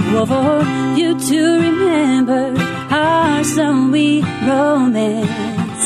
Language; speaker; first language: English; native; English